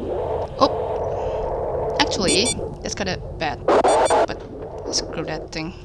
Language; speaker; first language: English; non-native, fluent; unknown